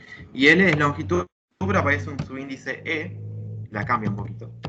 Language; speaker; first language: Spanish; native; Spanish